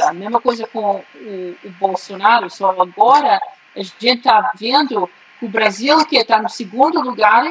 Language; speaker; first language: Portuguese; early bilingual, heritage; Portuguese